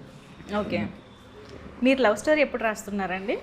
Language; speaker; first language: Telugu; native; Telugu